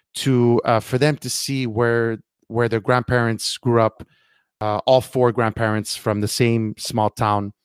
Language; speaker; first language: English; early bilingual, heritage; Italian